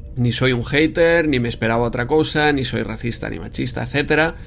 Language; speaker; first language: Spanish; native; Spanish